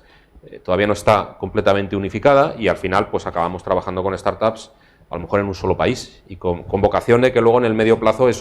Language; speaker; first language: Spanish; native; Spanish